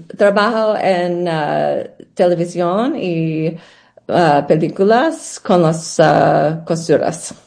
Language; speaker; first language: Spanish; non-native, learner; English